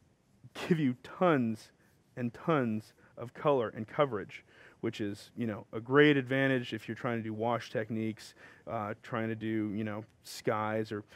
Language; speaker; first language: English; native; English